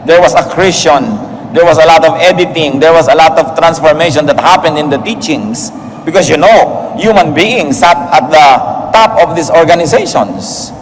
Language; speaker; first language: English; non-native, local second language; Filipino